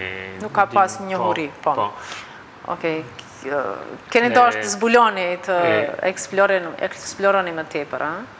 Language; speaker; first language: Albanian; native; Albanian